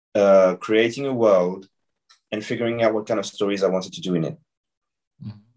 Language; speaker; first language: English; non-native, fluent; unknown